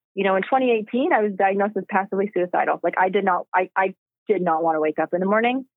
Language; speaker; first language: English; native; English